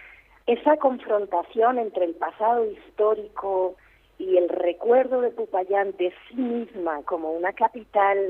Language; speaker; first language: Spanish; native; Spanish